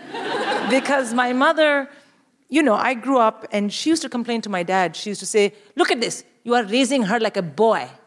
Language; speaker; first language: English; non-native, local second language; Hindi